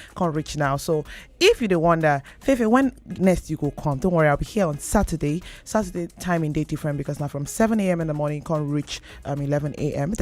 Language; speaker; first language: Nigerian Pidgin; native; Nigerian Pidgin